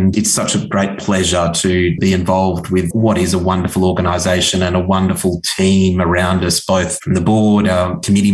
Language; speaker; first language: English; native; English